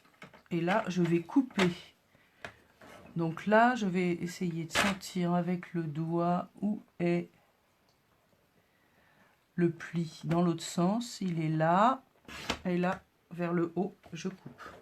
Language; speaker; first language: French; native; French